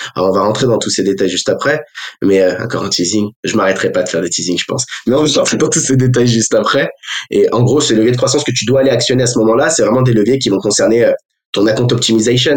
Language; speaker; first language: French; native; French